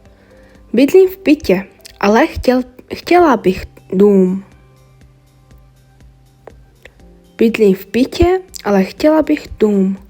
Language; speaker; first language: Czech; non-native, learner; Mongolian